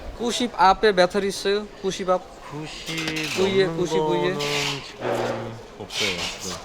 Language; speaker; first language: Korean; non-native, learner; Bangla